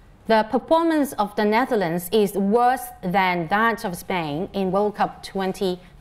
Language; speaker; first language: English; non-native, local second language; Cantonese